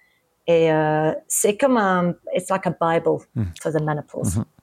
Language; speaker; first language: French; early bilingual, heritage; English